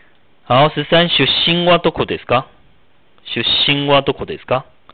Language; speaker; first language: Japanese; non-native, fluent; Chinese